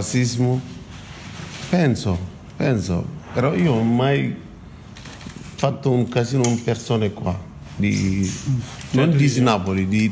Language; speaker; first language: Italian; non-native, learner; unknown